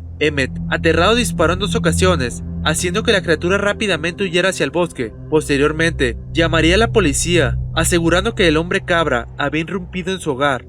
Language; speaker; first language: Spanish; native; Spanish